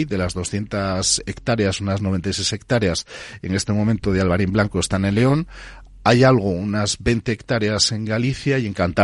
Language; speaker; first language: Spanish; native; Spanish